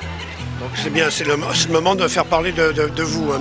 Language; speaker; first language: French; native; French